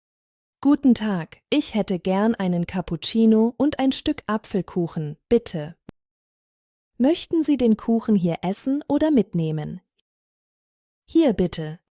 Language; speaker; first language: German; non-native, fluent; Bosnian